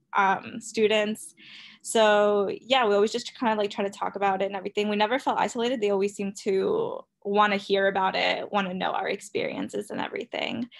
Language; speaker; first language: English; early bilingual, other home language; Spanish